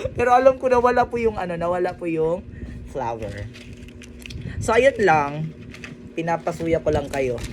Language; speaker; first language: Filipino; non-native, local second language; Cebuano